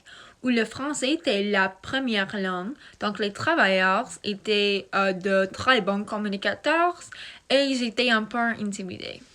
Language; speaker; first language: French; non-native, local second language; English